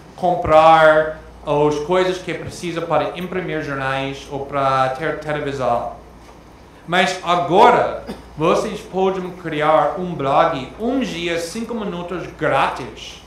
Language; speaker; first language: Portuguese; non-native, fluent; English